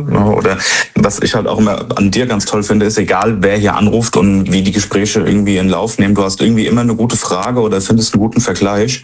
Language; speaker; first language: German; native; German